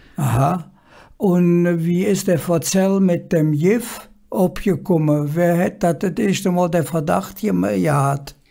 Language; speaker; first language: German; native; German